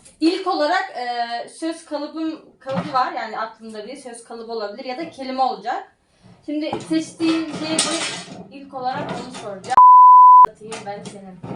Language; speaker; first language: Turkish; native; Turkish